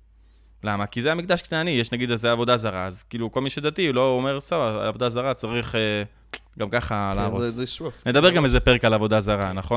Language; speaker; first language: Hebrew; native; Hebrew